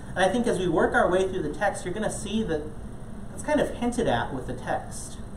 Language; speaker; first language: English; native; English